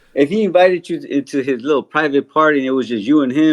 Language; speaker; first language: English; native; English